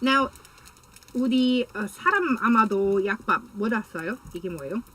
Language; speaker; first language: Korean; non-native, learner; English